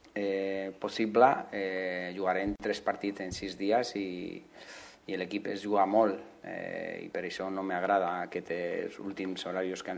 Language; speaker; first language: Catalan; non-native, local second language; Spanish